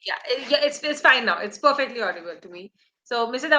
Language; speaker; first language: English; non-native, fluent; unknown